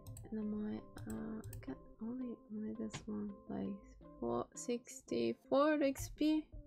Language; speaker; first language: English; non-native, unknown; Japanese